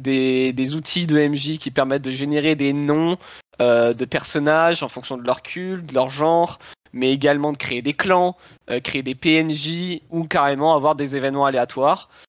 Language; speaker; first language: French; native; French